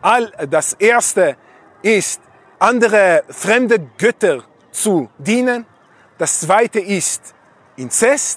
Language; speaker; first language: German; non-native, fluent; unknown